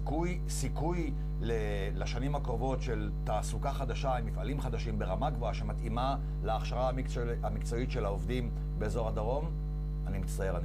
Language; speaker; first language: Hebrew; native; Hebrew